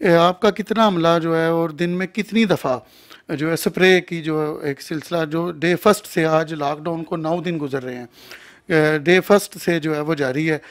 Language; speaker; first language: Urdu; non-native, local second language; Punjabi